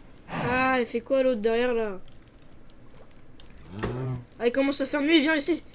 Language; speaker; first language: French; native; French